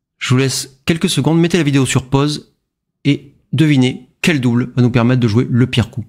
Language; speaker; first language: French; native; French